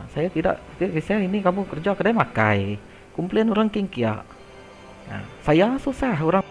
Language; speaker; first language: Malay; non-native, local second language; Iban